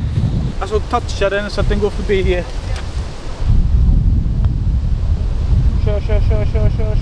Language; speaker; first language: Swedish; native; Swedish